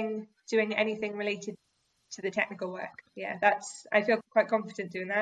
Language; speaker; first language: English; native; English